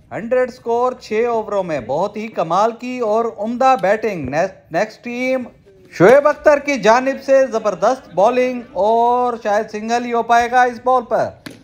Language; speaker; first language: Urdu; native; Urdu